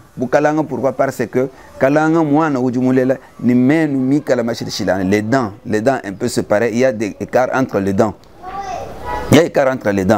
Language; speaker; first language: French; non-native, local second language; Luba-Lulua